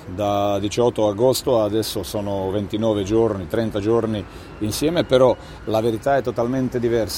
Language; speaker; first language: Italian; non-native, fluent; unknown